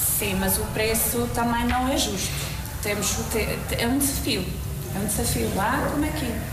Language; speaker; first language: Portuguese; non-native, fluent; Norwegian